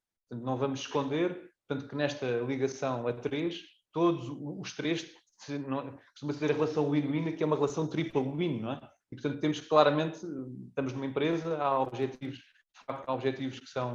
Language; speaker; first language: Portuguese; native; Portuguese